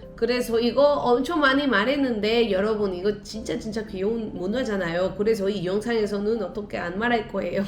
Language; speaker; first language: Korean; non-native, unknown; Spanish